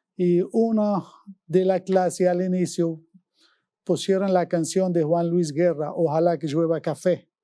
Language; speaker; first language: Spanish; non-native, fluent; Arabic